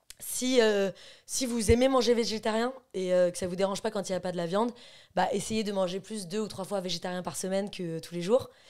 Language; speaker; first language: French; native; French